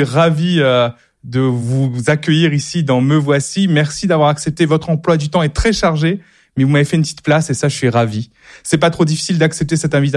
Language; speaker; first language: French; native; French